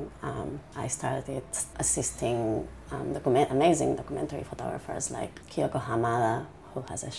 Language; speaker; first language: English; non-native, fluent; Spanish